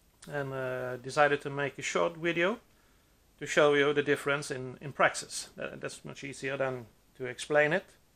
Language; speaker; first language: English; non-native, fluent; Norwegian